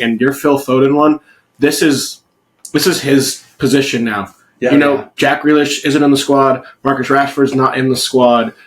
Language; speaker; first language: English; native; English